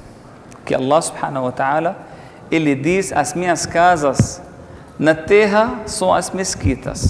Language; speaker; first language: Portuguese; non-native, fluent; Arabic